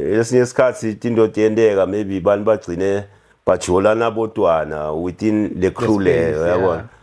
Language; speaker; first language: Zulu; non-native, local second language; Swati